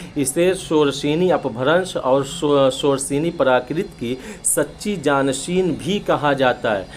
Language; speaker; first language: Hindi; native; Hindi